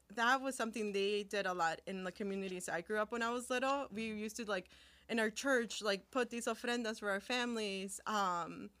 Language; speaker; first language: English; early bilingual, other home language; Spanish